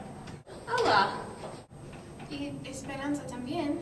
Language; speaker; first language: Spanish; non-native, learner; English